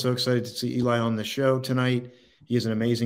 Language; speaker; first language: English; native; English